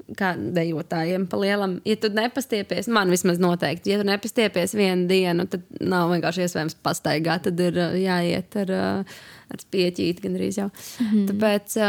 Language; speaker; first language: Latvian; native; Latvian